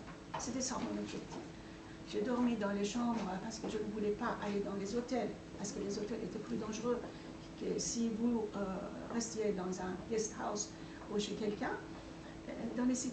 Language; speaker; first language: French; non-native, fluent; Persian